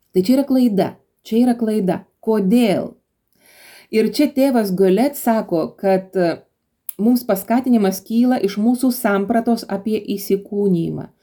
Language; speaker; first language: Lithuanian; native; Lithuanian